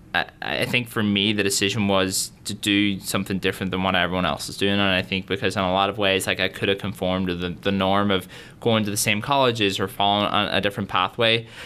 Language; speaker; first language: English; native; English